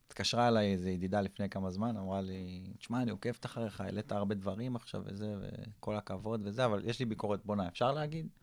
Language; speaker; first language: Hebrew; early bilingual, other home language; English